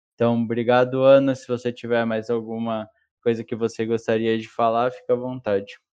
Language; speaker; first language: Portuguese; native; Portuguese